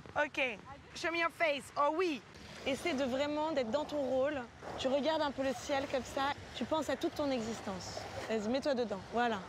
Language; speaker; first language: French; native; French